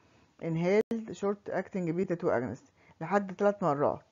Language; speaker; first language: Arabic; native; Arabic